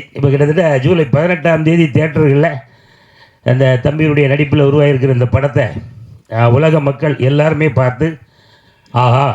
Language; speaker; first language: Tamil; native; Tamil